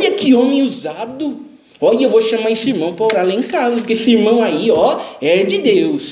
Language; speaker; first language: Portuguese; native; Portuguese